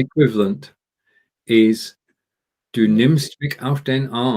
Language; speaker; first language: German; non-native, learner; English